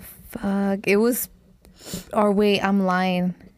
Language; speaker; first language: English; early bilingual, other home language; Spanish